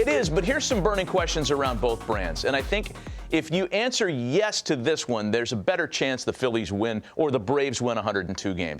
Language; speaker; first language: English; native; English